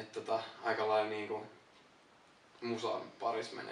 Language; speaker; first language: Finnish; native; Finnish